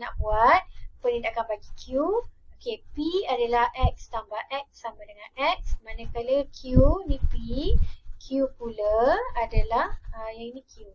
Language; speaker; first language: Malay; native; Malay